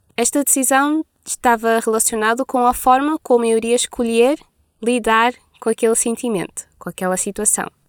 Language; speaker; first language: Portuguese; non-native, local second language; Kabuverdianu